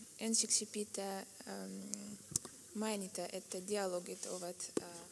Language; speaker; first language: Finnish; non-native, fluent; Russian